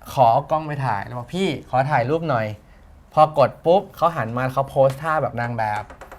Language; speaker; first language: Thai; native; Thai